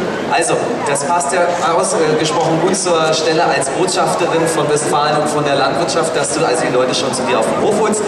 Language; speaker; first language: German; native; German